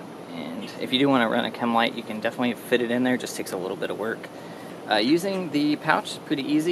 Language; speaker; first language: English; native; English